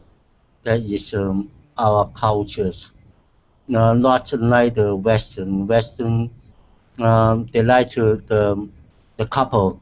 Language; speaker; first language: English; non-native, learner; Chinese